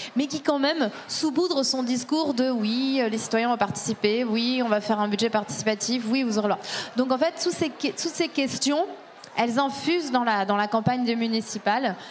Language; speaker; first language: French; native; French